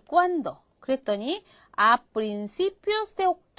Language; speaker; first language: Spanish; non-native, fluent; Korean